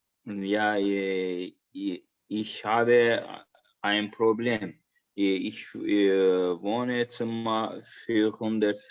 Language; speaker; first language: German; non-native, learner; Azerbaijani